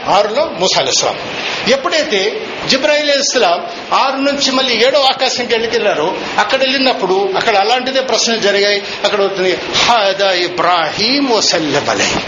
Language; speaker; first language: Telugu; non-native, local second language; Urdu